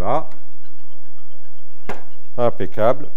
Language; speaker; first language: French; native; French